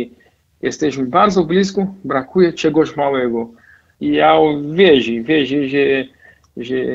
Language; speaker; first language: Polish; non-native, fluent; Portuguese